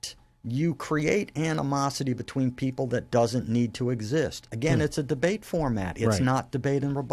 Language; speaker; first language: English; native; English